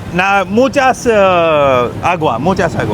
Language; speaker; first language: Spanish; non-native, learner; Hindi